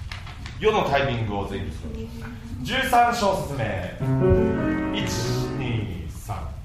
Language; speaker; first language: Japanese; native; Japanese